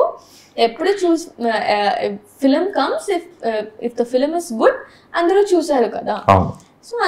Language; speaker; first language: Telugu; non-native, learner; Tamil